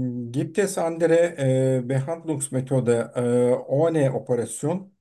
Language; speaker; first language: German; non-native, fluent; Turkish